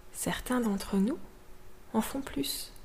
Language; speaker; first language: French; native; French